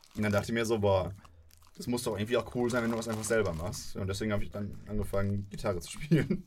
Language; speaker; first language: German; native; German